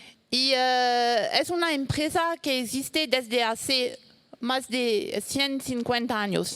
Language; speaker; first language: Spanish; non-native, fluent; French